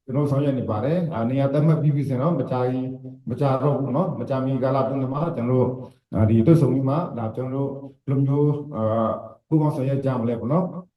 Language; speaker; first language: Burmese; non-native, local second language; Shwe Palaung